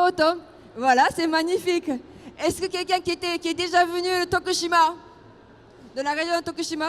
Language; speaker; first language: French; non-native, fluent; Japanese